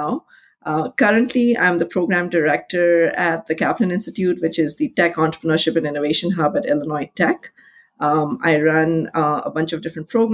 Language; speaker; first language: English; non-native, local second language; Hindi